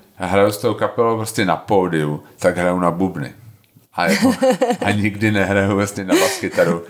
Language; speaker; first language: Czech; native; Czech